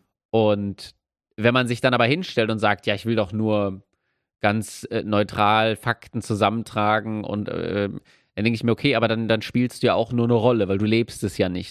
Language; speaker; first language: German; native; German